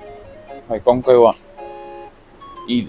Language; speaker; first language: Japanese; non-native, learner; Russian